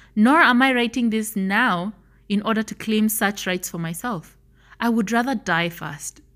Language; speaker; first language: English; non-native, local second language; Swahili